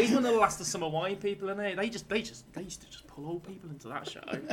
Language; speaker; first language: English; native; English